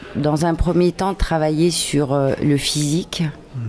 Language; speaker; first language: French; native; French